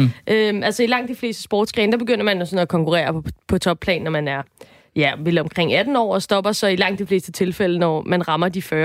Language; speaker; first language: Danish; native; Danish